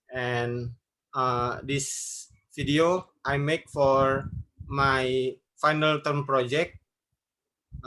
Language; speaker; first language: English; non-native, learner; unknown